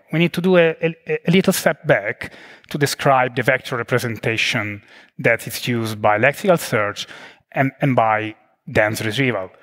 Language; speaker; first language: English; non-native, fluent; Italian